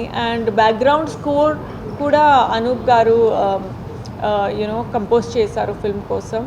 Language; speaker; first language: Telugu; non-native, fluent; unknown